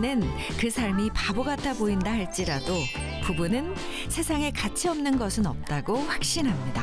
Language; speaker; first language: Korean; native; Korean